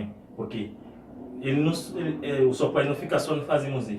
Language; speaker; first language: Portuguese; non-native, fluent; Haitian Creole